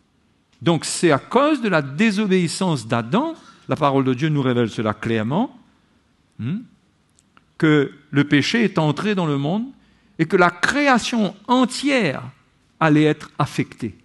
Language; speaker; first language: French; native; French